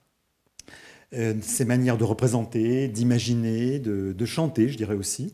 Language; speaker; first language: French; native; French